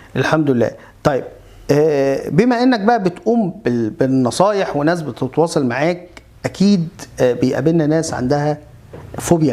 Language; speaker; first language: Arabic; native; Arabic